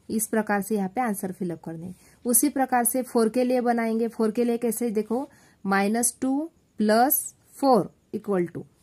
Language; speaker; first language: Hindi; non-native, local second language; Marathi